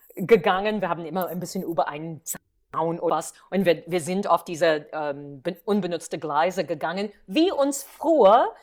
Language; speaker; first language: German; non-native, fluent; English